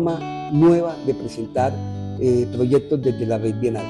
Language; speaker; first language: Spanish; native; Spanish